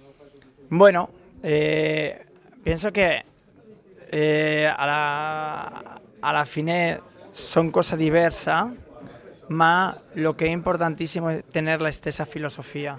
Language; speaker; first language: Italian; non-native, learner; Spanish